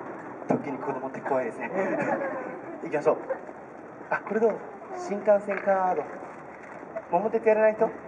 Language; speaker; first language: Japanese; native; Japanese